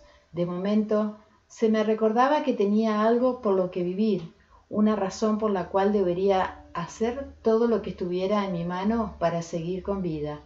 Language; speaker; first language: Spanish; native; Spanish